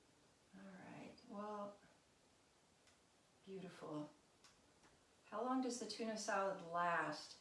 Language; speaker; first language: English; native; English